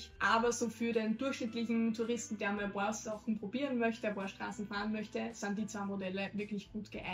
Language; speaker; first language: German; native; German